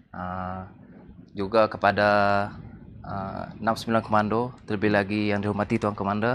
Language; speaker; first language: Malay; non-native, local second language; Iban